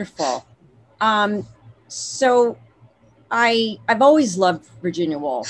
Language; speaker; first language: English; native; English